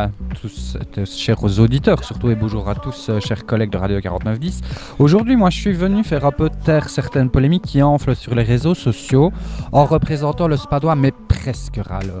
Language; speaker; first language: French; native; French